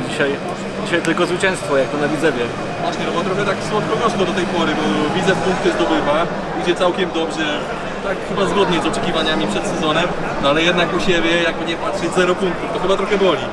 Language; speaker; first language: Polish; native; Polish